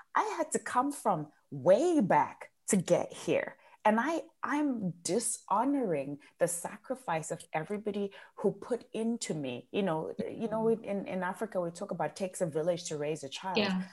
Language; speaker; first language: English; non-native, local second language; Shona